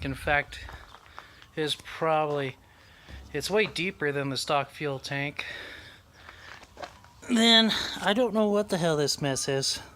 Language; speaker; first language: English; native; English